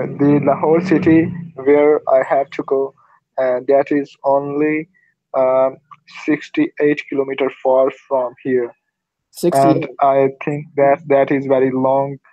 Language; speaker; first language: English; non-native, learner; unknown